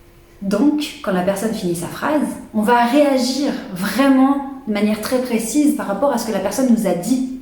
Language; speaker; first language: French; native; French